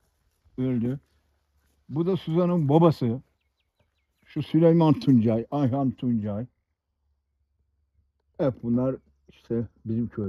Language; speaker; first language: Turkish; native; Turkish